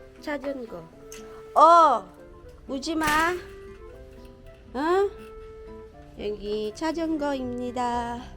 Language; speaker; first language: Korean; non-native, fluent; Filipino